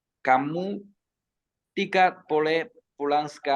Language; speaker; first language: Indonesian; non-native, learner; Chinese